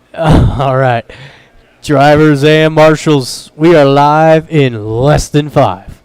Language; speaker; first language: English; native; English